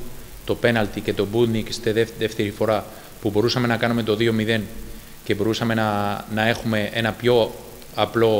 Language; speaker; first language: Greek; non-native, fluent; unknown